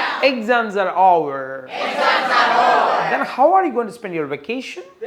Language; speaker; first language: English; non-native, local second language; Malayalam